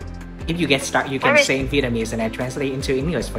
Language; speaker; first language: English; non-native, fluent; Vietnamese